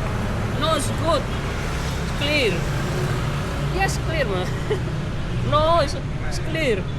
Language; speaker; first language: English; non-native, learner; Indonesian